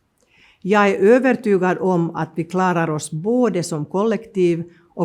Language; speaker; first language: Swedish; non-native, local second language; Finnish